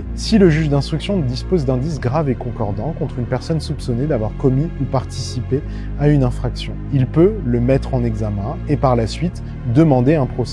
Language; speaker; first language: French; native; French